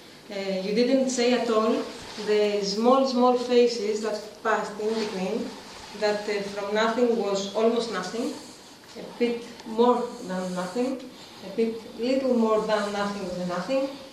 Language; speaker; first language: English; non-native, fluent; Greek